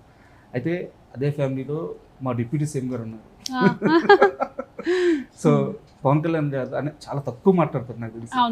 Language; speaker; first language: Telugu; native; Telugu